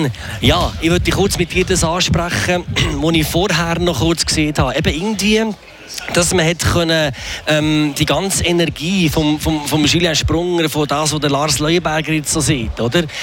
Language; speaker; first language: German; native; German